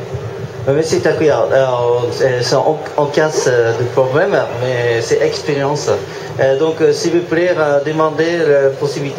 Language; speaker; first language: French; non-native, learner; Japanese